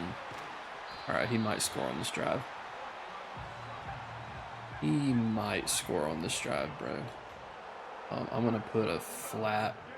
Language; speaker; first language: English; native; English